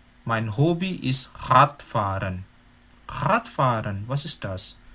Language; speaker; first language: German; non-native, fluent; Indonesian